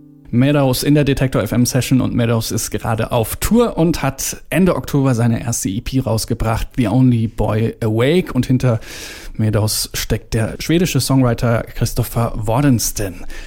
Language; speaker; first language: German; native; German